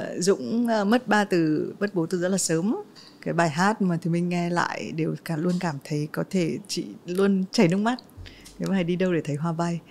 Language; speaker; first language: Vietnamese; native; Vietnamese